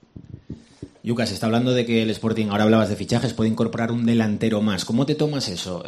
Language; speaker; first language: Spanish; native; Spanish